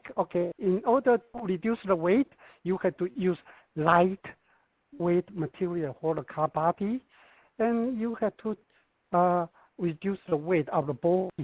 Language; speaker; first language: English; non-native, fluent; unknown